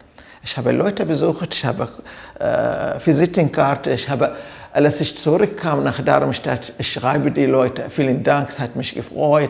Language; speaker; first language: German; non-native, fluent; Arabic